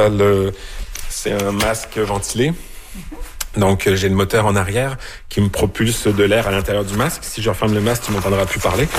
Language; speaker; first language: French; native; French